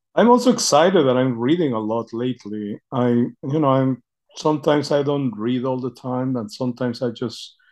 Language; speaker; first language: English; non-native, fluent; Spanish